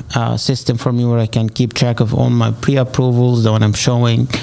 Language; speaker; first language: English; non-native, fluent; Arabic